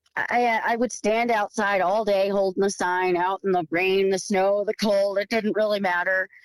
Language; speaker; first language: English; native; English